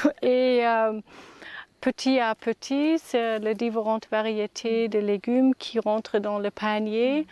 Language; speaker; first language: French; non-native, learner; German